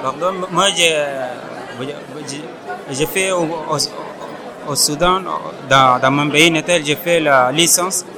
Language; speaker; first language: French; non-native, learner; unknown